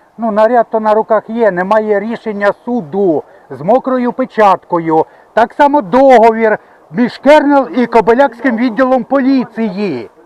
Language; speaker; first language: Ukrainian; native; Ukrainian